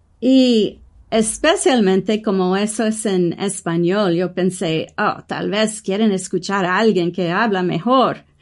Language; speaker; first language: Spanish; non-native, learner; English